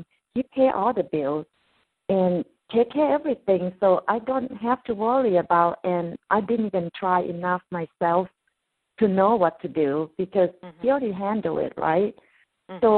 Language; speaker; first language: English; non-native, fluent; Thai